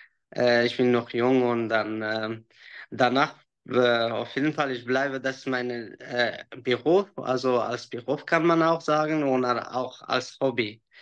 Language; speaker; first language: German; non-native, learner; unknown